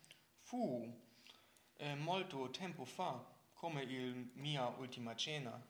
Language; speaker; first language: Italian; non-native, learner; German